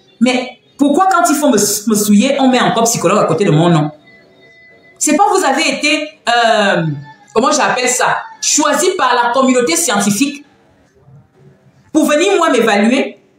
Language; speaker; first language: French; non-native, local second language; Fang